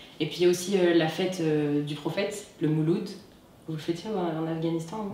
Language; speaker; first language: French; non-native, local second language; Arabic